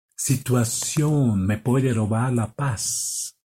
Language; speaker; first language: Spanish; non-native, fluent; German